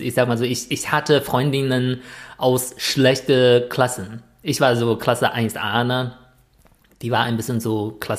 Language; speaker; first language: German; non-native, fluent; Chinese